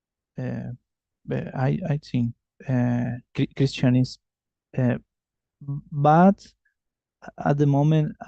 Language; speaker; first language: English; non-native, learner; Spanish